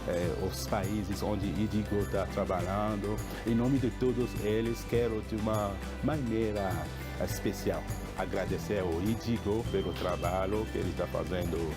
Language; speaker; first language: Portuguese; non-native, fluent; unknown